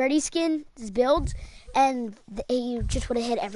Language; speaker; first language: English; native; English